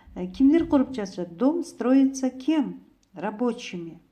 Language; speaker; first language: Russian; non-native, local second language; Kyrgyz